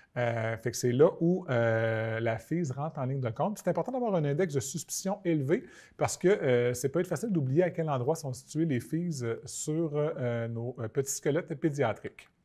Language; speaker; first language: French; native; French